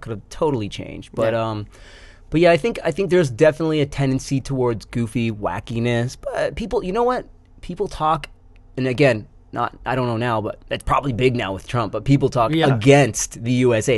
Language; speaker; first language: English; native; English